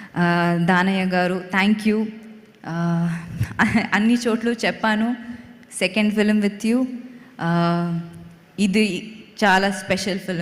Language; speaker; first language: Telugu; non-native, local second language; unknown